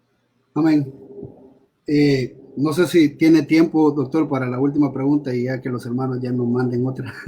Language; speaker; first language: Spanish; native; Spanish